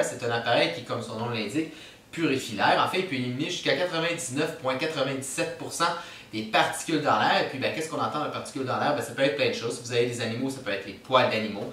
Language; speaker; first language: French; native; French